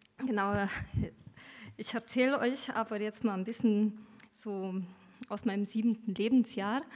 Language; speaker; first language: German; early bilingual, other home language; Romanian